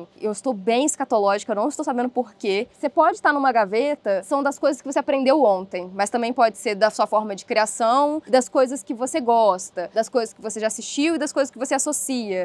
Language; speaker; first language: Portuguese; native; Portuguese